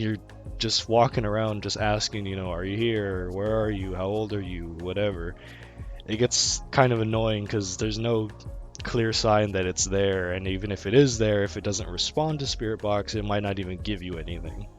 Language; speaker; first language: English; native; English